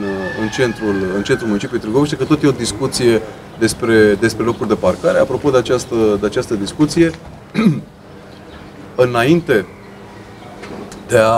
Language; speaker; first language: Romanian; native; Romanian